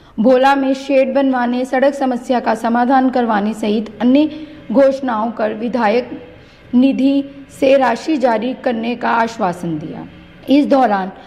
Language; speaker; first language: Hindi; native; Hindi